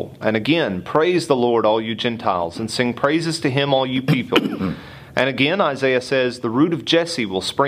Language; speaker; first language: English; native; English